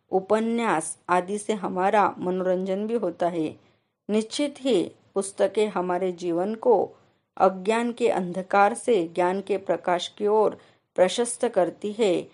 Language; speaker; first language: Hindi; non-native, local second language; Marathi